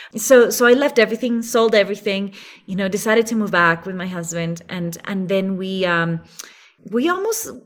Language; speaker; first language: English; non-native, fluent; Spanish